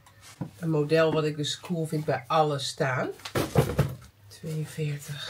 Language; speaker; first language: Dutch; native; Dutch